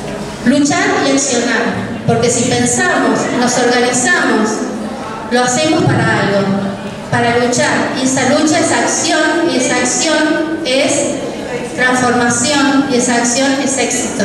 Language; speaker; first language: Spanish; native; Spanish